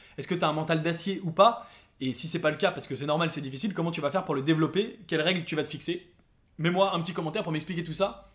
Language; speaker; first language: French; native; French